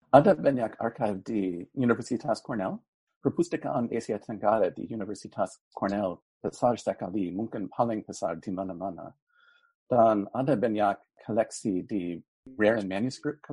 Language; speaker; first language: Indonesian; non-native, fluent; English